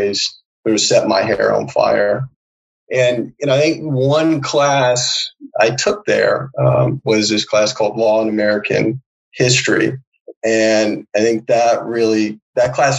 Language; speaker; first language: English; native; English